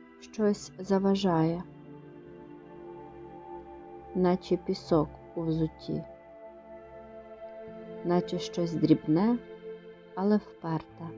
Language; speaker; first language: Ukrainian; native; Ukrainian